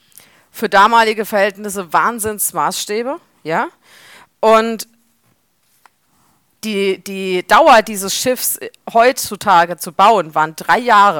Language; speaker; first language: German; native; German